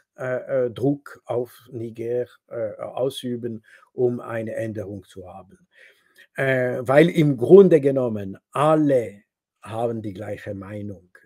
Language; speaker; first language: German; native; German